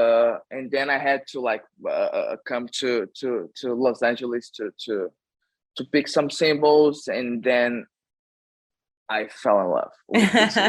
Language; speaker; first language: English; non-native, fluent; Portuguese